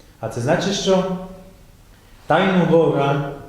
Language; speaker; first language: Ukrainian; non-native, fluent; Polish